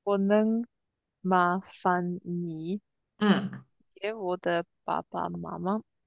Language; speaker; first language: Chinese; non-native, learner; English